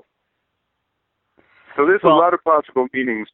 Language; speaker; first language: English; native; English